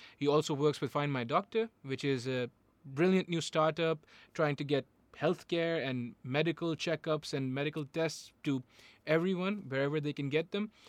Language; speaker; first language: English; non-native, local second language; Hindi